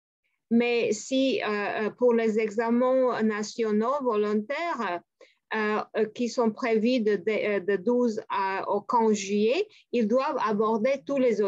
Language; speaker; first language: French; non-native, fluent; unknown